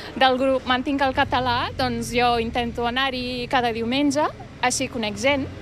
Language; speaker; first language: Catalan; non-native, fluent; Turkish